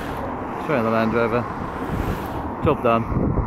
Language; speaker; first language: English; native; English